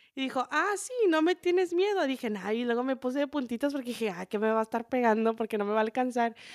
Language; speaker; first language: Spanish; early bilingual, heritage; Spanish